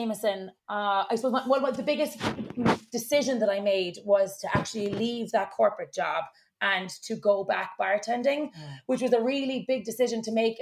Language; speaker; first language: English; native; English